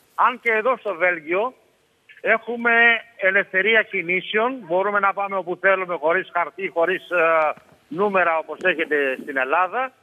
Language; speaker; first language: Greek; native; Greek